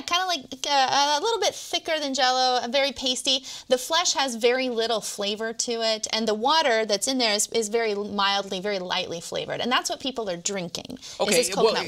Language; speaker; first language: English; native; English